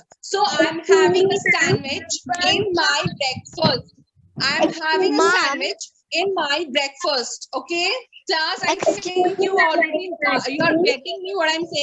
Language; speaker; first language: English; non-native, local second language; Hindi